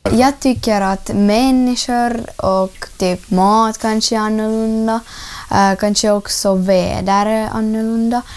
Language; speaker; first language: Swedish; non-native, learner; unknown